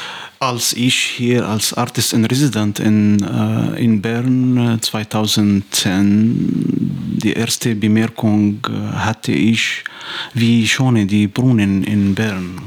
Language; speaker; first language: German; non-native, fluent; Arabic